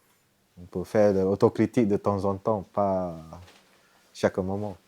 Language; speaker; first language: French; non-native, fluent; Vietnamese